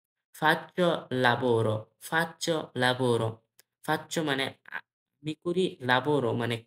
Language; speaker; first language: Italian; non-native, learner; Bangla